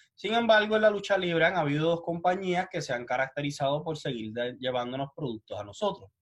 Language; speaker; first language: Spanish; native; Spanish